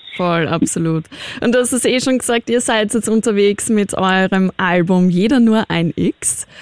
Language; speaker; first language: German; native; German